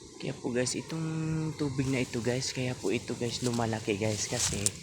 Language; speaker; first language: Filipino; non-native, local second language; Cebuano